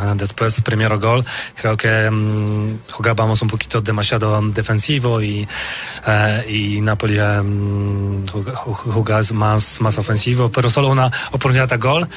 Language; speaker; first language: Spanish; non-native, learner; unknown